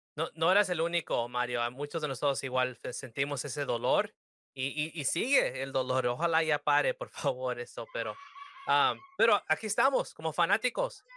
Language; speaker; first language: Spanish; early bilingual, heritage; Spanish